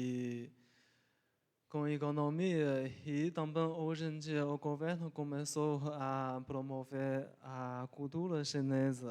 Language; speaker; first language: Portuguese; non-native, local second language; Chinese